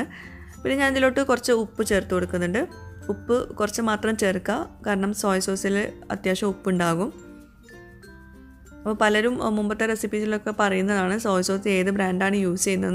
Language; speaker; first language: Malayalam; native; Malayalam